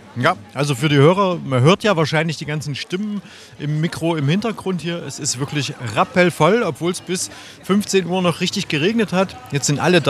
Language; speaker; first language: German; native; German